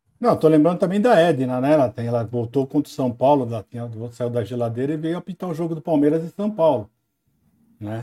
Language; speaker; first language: Portuguese; native; Portuguese